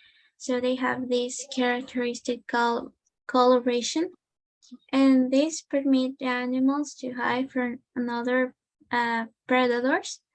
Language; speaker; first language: English; non-native, learner; Spanish